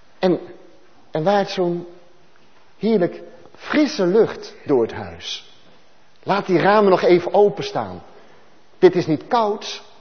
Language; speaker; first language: Dutch; native; Dutch